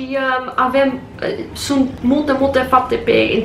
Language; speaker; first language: Romanian; non-native, learner; English